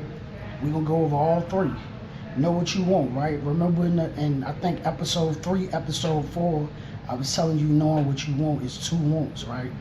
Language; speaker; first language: English; native; English